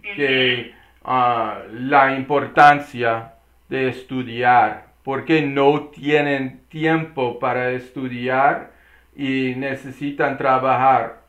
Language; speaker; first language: Spanish; non-native, learner; English